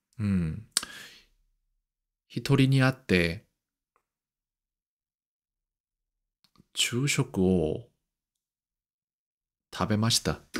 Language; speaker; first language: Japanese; non-native, learner; Korean